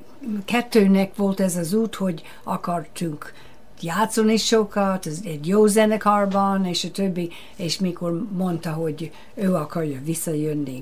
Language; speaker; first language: Hungarian; non-native, fluent; English